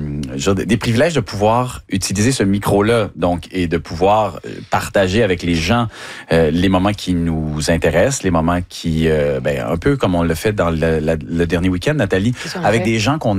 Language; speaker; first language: French; native; French